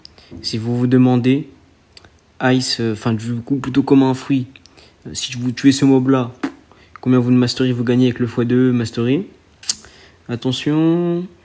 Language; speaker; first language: French; native; French